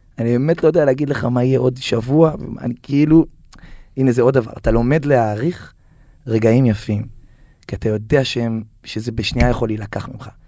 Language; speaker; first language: Hebrew; native; Hebrew